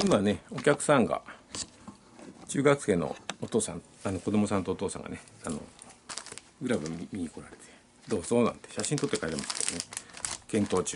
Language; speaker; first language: Japanese; native; Japanese